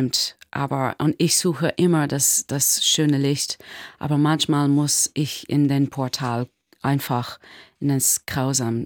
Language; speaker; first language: German; non-native, learner; English